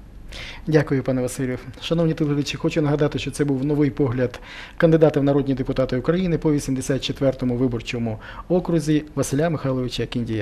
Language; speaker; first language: Ukrainian; native; Ukrainian